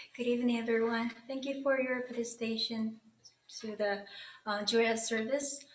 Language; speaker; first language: English; non-native, fluent; Japanese